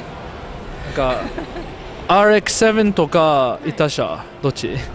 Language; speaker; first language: Japanese; non-native, learner; English